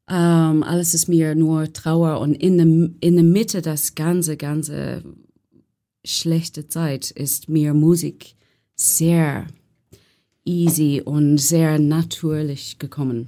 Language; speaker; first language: German; non-native, learner; English